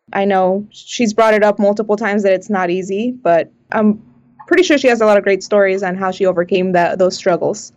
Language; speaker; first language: English; native; English